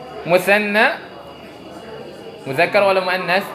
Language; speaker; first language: Arabic; non-native, fluent; Indonesian